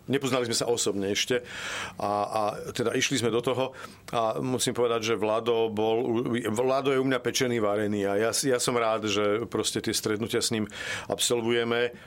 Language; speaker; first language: Slovak; native; Slovak